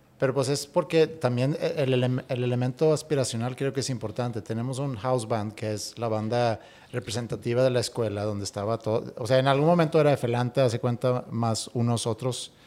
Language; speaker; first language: Spanish; non-native, fluent; Swedish